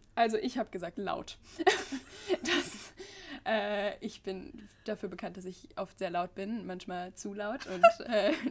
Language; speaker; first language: German; early bilingual, other home language; English